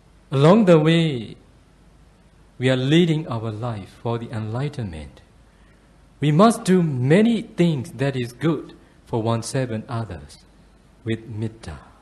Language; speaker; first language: English; non-native, fluent; Burmese